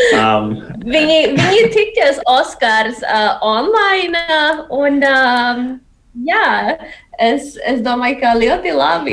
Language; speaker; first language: Latvian; non-native, learner; Spanish